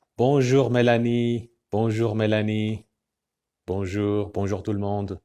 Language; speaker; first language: French; non-native, fluent; Persian